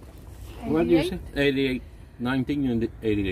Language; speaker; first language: English; non-native, learner; French